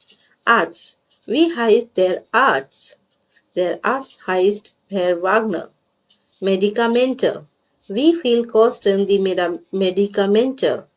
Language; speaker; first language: German; non-native, fluent; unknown